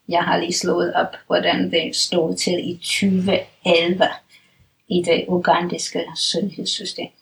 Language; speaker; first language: Danish; non-native, fluent; English